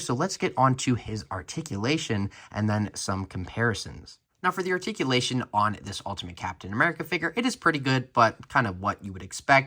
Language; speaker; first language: English; native; English